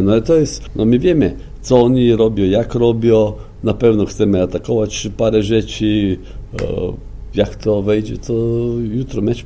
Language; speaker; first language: Polish; non-native, fluent; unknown